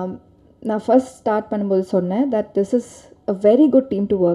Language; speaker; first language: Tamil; non-native, learner; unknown